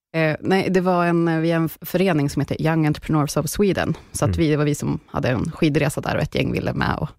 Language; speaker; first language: Swedish; native; Swedish